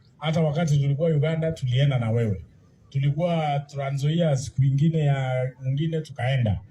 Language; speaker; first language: Swahili; non-native, local second language; Kalenjin